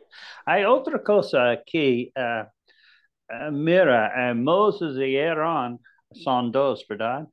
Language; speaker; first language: Spanish; non-native, learner; English